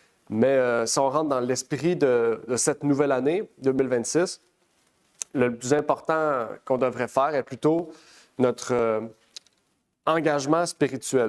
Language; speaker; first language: French; native; French